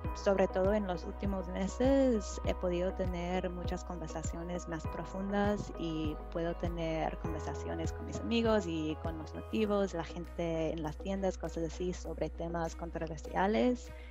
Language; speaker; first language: Spanish; non-native, fluent; English